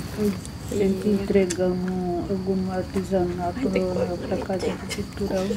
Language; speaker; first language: Portuguese; non-native, local second language; Guarani